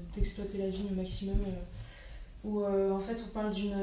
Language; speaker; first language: French; native; French